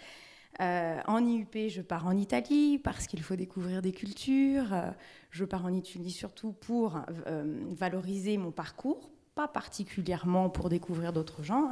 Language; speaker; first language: French; native; French